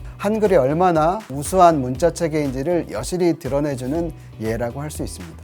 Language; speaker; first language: Korean; native; Korean